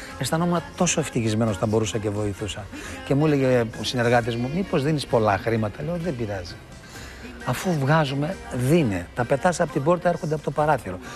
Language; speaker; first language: Greek; early bilingual, heritage; Greek